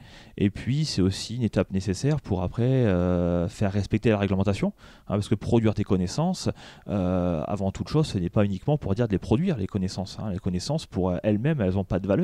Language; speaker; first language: French; native; French